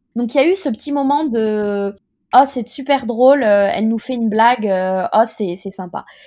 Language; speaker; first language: French; native; French